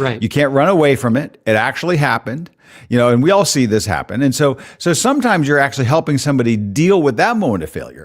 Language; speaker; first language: English; native; English